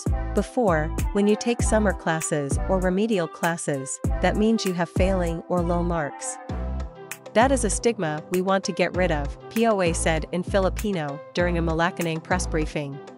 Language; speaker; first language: English; non-native, local second language; Filipino